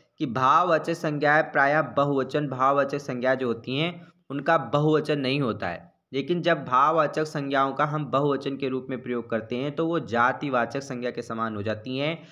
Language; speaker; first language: Hindi; native; Hindi